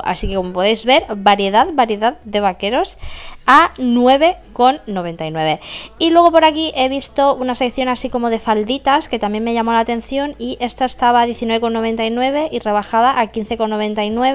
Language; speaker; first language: Spanish; native; Spanish